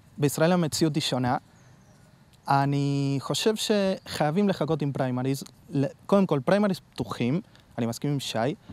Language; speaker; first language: Hebrew; non-native, fluent; Spanish